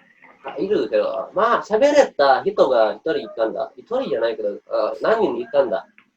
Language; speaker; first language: Japanese; non-native, learner; Indonesian